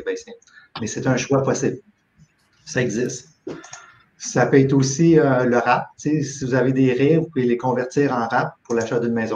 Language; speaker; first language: French; native; French